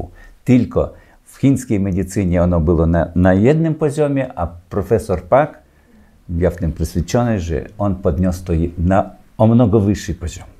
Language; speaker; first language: Polish; non-native, learner; Ukrainian